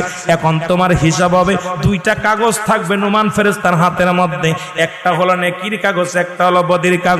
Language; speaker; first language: Bangla; native; Bangla